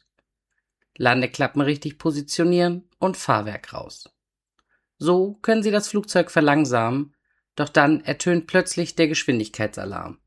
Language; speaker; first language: German; native; German